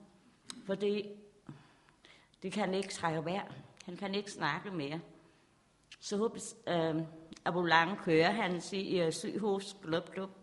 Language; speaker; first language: Danish; non-native, learner; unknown